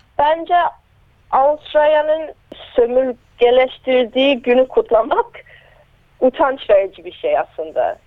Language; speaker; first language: Turkish; early bilingual, heritage; Turkish